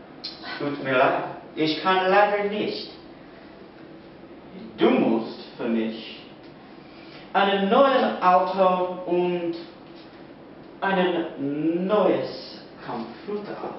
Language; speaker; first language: German; non-native, learner; English